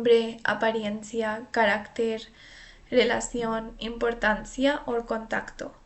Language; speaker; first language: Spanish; non-native, fluent; Urdu